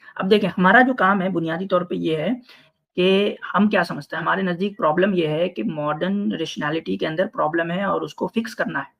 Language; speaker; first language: Hindi; native; Hindi